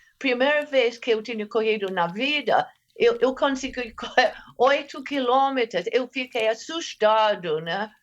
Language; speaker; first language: Portuguese; non-native, fluent; English